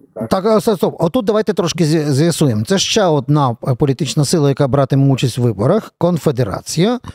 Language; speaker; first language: Ukrainian; native; Ukrainian